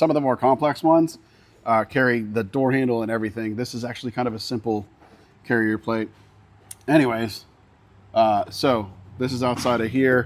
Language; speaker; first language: English; native; English